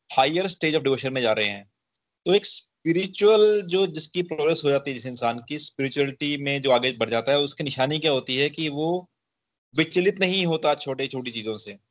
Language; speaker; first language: Hindi; native; Hindi